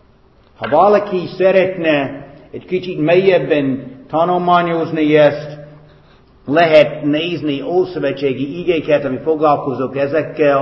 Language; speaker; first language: Hungarian; non-native, fluent; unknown